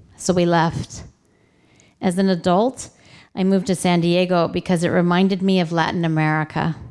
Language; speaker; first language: English; early bilingual, other home language; Spanish